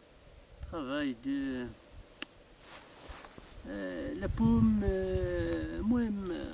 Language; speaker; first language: French; non-native, learner; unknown